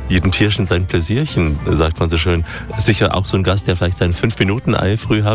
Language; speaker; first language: German; native; German